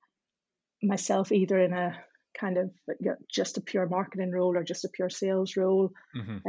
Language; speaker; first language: English; native; English